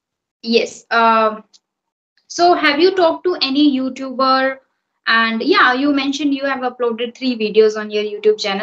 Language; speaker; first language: English; non-native, fluent; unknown